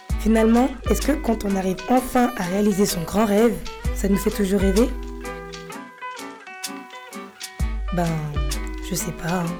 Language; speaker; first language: French; native; French